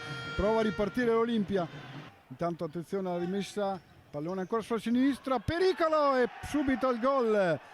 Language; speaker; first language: Italian; native; Italian